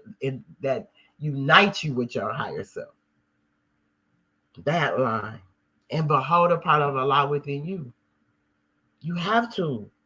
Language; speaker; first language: English; native; English